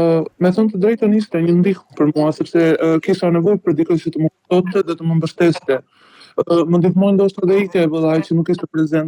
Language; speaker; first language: Albanian; native; Albanian